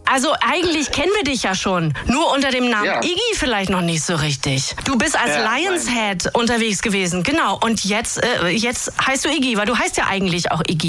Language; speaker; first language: German; native; German